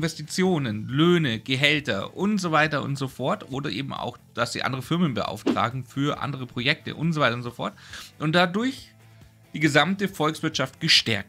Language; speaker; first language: German; native; German